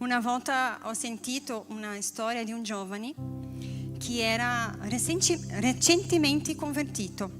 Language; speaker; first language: Italian; non-native, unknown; Portuguese